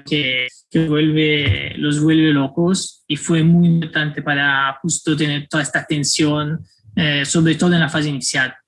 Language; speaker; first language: Spanish; non-native, fluent; Italian